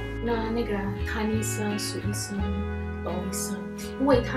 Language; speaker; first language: Chinese; non-native, fluent; English